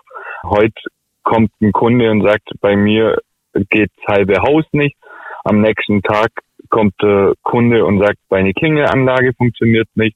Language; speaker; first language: German; native; German